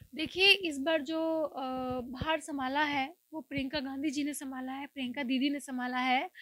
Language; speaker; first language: Hindi; native; Hindi